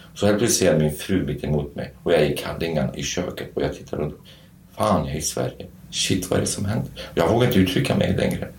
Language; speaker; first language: Swedish; non-native, fluent; Kurdish